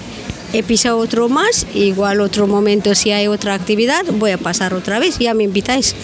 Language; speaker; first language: Spanish; non-native, learner; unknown